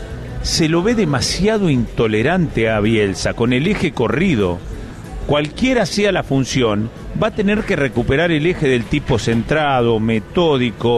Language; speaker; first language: Spanish; native; Spanish